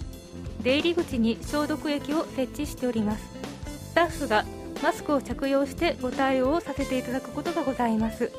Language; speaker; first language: Japanese; native; Japanese